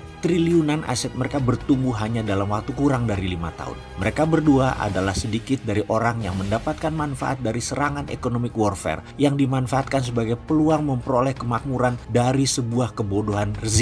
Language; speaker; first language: Indonesian; native; Indonesian